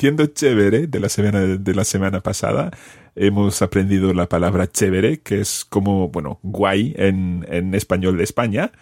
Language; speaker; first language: Spanish; non-native, fluent; English